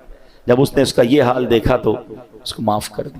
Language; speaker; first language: Urdu; native; Urdu